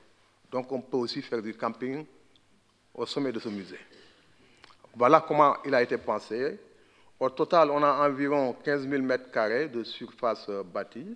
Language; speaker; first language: French; non-native, local second language; Wolof